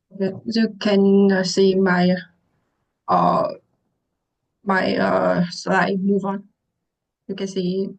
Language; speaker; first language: English; non-native, learner; Vietnamese